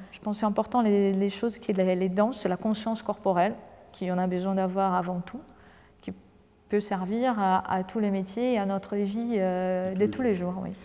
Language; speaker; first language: French; non-native, fluent; Portuguese